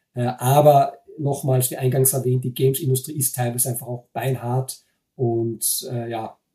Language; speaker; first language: German; native; German